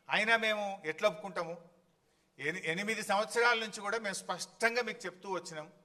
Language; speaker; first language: Telugu; native; Telugu